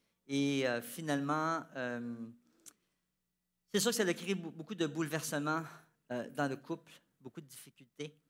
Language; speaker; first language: French; native; French